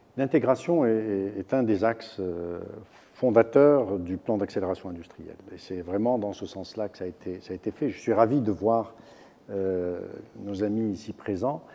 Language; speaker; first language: French; non-native, local second language; Arabic